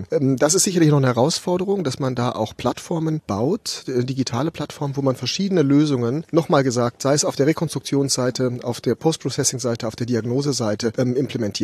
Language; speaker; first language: German; native; German